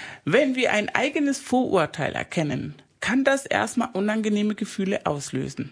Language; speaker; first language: German; early bilingual, other home language; Spanish